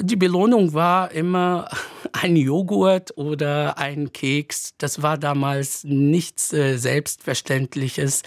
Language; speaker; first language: German; non-native, fluent; Arabic